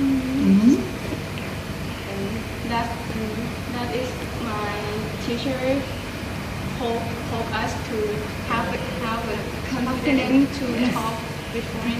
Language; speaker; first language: English; non-native, learner; Thai